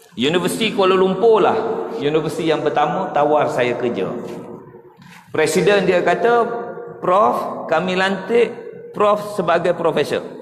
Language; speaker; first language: Malay; native; Malay